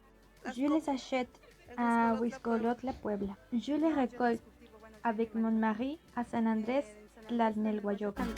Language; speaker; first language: French; non-native, learner; Spanish